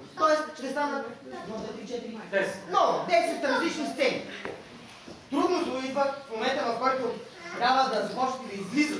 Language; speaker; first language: Bulgarian; native; Bulgarian